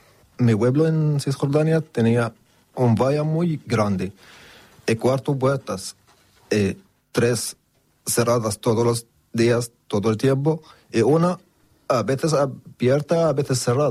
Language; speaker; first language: Spanish; non-native, learner; Arabic